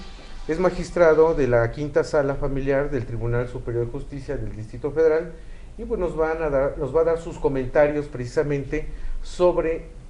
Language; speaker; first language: Spanish; native; Spanish